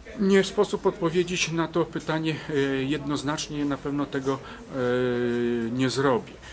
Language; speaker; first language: Polish; native; Polish